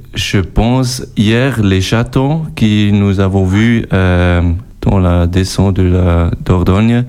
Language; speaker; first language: French; non-native, learner; German